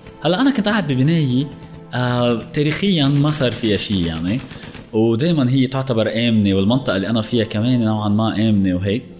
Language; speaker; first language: Arabic; native; Arabic